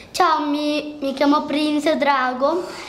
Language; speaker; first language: Italian; non-native, local second language; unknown